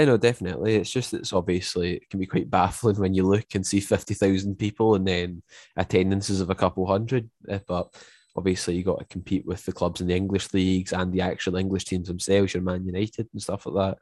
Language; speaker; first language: English; native; English